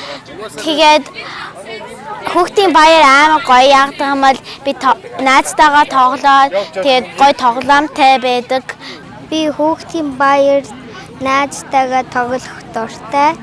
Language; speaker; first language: Mongolian; early bilingual, heritage; Mongolian